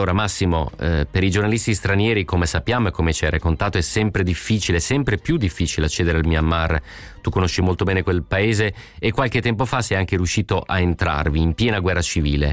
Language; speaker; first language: Italian; native; Italian